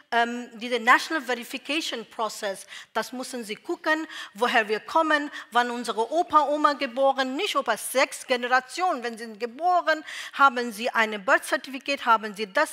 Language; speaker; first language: German; non-native, learner; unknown